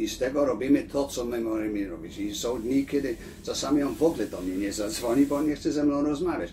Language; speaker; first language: Polish; early bilingual, heritage; Polish